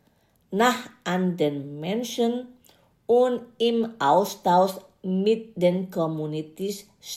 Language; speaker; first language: German; non-native, fluent; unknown